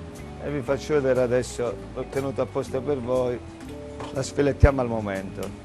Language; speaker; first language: Italian; native; Italian